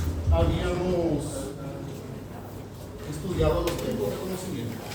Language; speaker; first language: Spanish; non-native, fluent; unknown